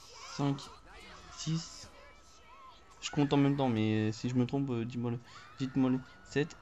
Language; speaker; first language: French; native; French